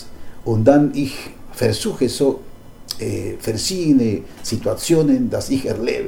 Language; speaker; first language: German; non-native, fluent; Spanish